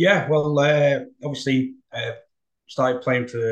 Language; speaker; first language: English; native; English